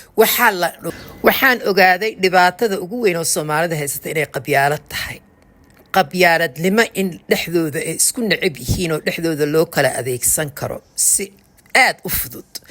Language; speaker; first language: Somali; early bilingual, heritage; Somali